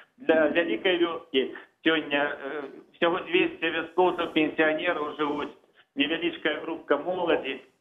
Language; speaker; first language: Belarusian; native; Belarusian